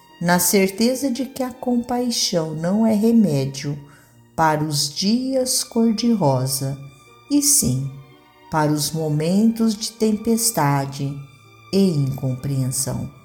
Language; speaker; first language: Portuguese; native; Portuguese